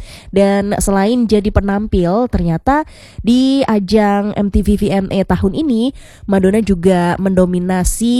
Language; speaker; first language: Indonesian; native; Indonesian